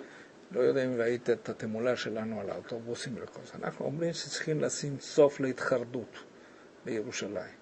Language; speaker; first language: Hebrew; early bilingual, other home language; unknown